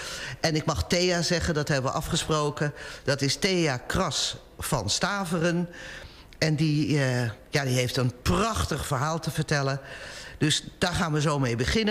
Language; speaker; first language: Dutch; native; Dutch